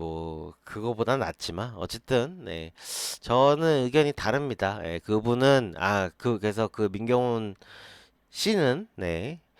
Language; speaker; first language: Korean; native; Korean